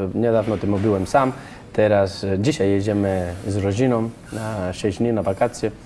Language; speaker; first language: Polish; non-native, fluent; Spanish